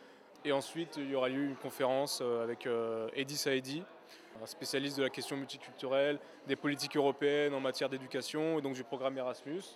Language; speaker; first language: French; native; French